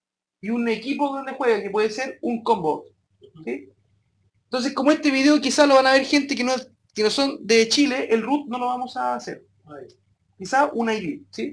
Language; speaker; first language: Spanish; native; Spanish